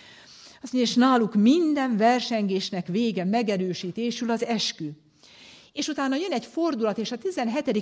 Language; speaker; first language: Hungarian; native; Hungarian